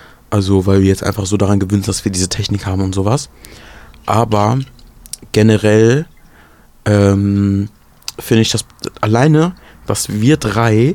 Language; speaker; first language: German; native; German